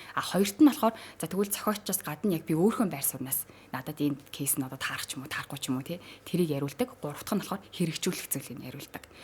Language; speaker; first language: Mongolian; native; Mongolian